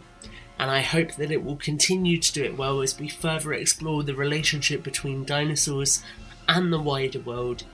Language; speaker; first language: English; non-native, fluent; German